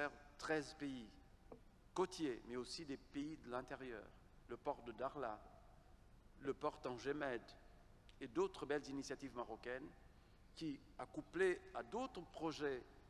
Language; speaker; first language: French; non-native, fluent; Kabuverdianu